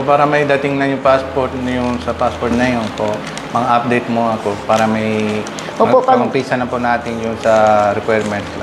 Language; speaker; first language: Filipino; non-native, learner; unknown